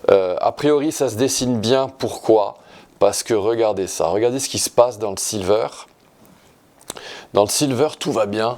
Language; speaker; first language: French; native; French